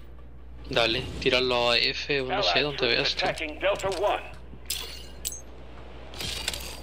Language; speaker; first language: Spanish; native; Spanish